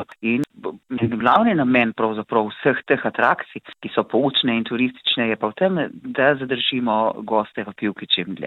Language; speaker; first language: Slovenian; native; Slovenian